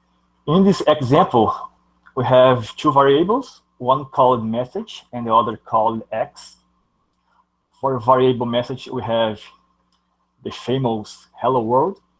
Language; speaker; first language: English; non-native, learner; Portuguese